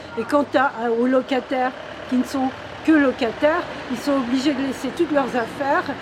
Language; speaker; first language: French; native; French